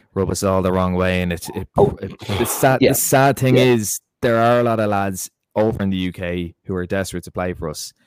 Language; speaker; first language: English; early bilingual, other home language; Portuguese